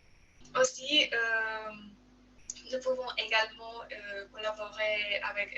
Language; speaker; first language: French; non-native, learner; Spanish